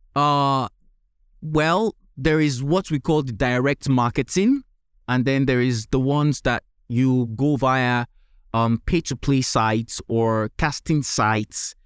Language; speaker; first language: English; non-native, local second language; Yoruba